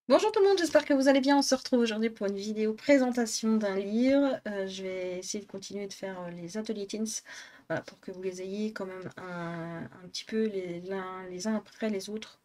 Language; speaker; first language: French; native; French